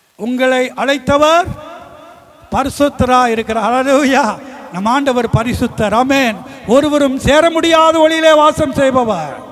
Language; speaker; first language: Tamil; early bilingual, heritage; Tamil